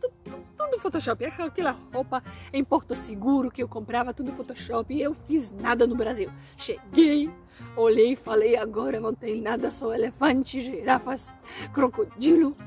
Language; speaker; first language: Portuguese; non-native, fluent; Polish